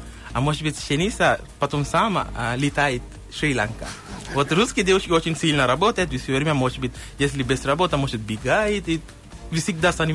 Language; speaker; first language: Russian; non-native, learner; Sinhala